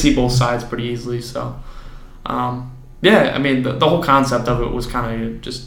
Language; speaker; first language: English; native; English